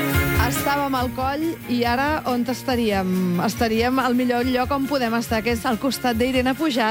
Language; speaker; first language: Catalan; native; Catalan